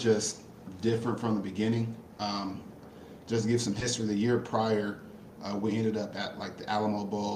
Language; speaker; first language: English; native; English